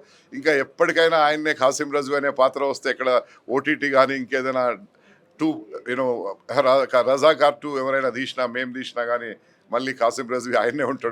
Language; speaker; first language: Telugu; native; Telugu